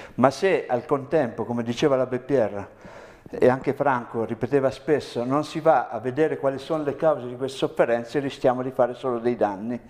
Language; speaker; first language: Italian; native; Italian